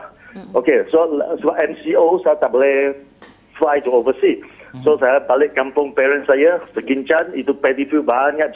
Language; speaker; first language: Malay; non-native, local second language; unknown